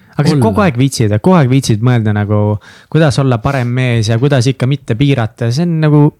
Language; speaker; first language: Estonian; native; Estonian